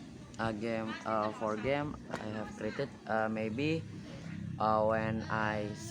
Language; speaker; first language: English; non-native, learner; Indonesian